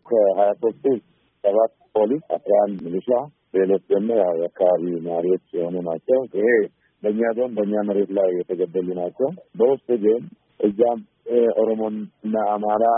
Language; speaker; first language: Amharic; non-native, local second language; Oromo